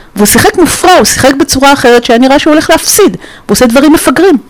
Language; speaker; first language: Hebrew; non-native, fluent; Romanian